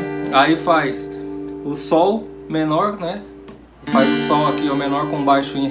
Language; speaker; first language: Portuguese; native; Portuguese